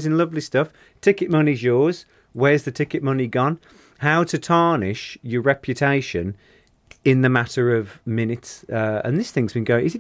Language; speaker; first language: English; native; English